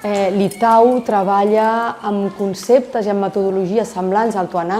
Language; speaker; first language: Catalan; native; Catalan